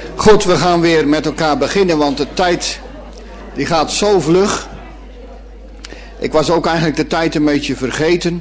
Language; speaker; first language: Dutch; native; Dutch